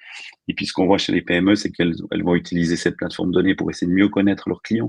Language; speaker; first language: French; native; French